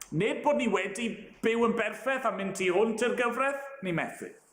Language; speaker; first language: Welsh; native; Welsh